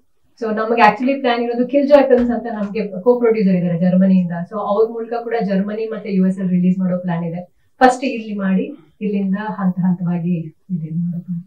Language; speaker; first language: Kannada; native; Kannada